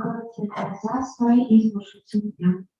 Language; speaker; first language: Russian; native; Russian